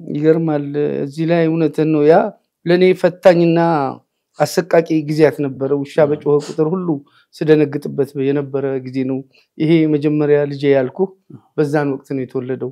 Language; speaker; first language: Amharic; native; Amharic